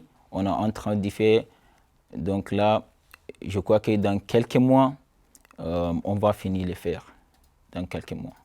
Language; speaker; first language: French; non-native, learner; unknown